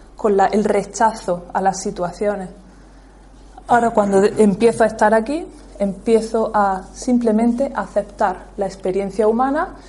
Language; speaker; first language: Spanish; native; Spanish